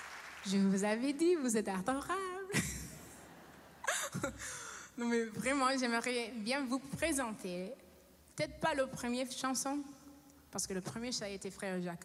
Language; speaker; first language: French; non-native, fluent; English